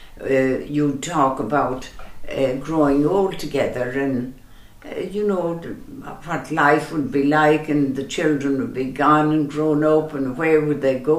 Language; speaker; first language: English; native; English